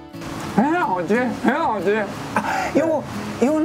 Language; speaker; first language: Chinese; non-native, fluent; Japanese